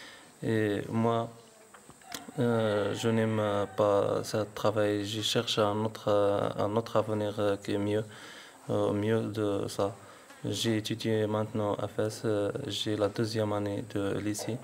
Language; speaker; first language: French; non-native, learner; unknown